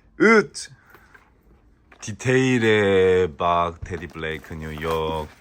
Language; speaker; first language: Turkish; non-native, learner; Korean